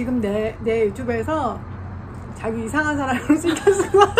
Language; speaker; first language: Korean; native; Korean